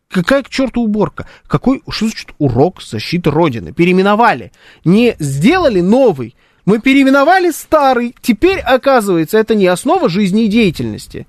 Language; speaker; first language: Russian; native; Russian